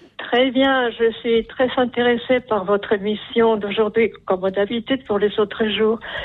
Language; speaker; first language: French; non-native, fluent; Spanish